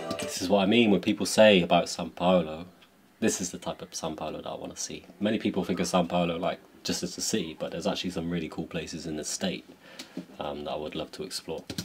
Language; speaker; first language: English; native; English